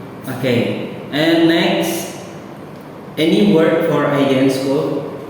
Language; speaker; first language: English; non-native, learner; Indonesian